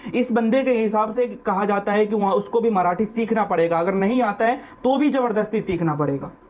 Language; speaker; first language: Hindi; native; Hindi